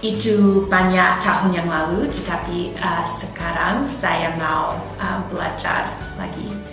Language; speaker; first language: Indonesian; non-native, learner; English